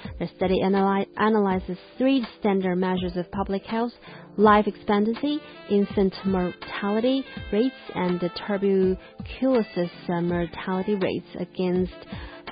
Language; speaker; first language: English; non-native, fluent; Chinese